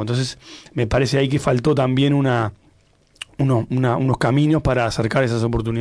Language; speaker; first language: Spanish; native; Spanish